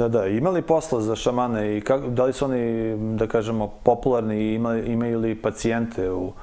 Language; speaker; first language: Serbian; native; Serbian